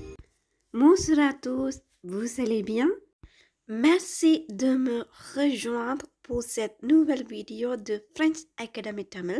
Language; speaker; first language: French; non-native, fluent; Tamil